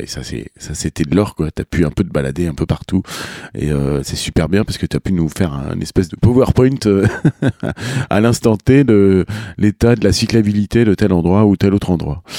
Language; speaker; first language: French; native; French